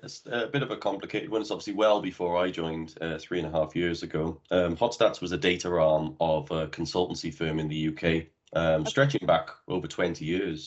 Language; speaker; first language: English; native; English